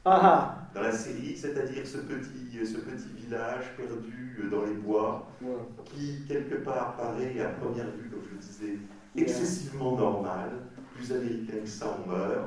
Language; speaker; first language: French; native; French